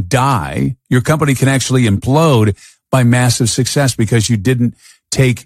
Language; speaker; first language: English; native; English